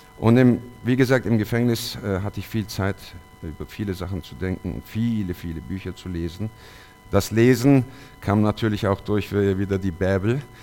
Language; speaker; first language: German; early bilingual, other home language; Turkish